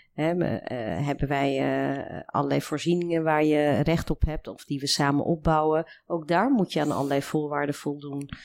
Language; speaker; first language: Dutch; early bilingual, other home language; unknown